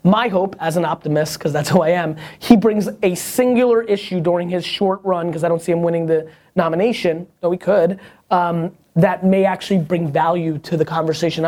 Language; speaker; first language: English; native; English